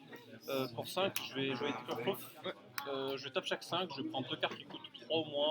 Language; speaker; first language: French; native; French